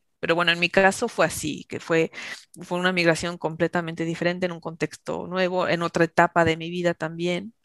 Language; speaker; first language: Spanish; native; Spanish